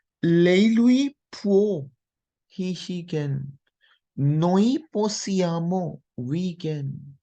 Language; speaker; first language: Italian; non-native, fluent; Hindi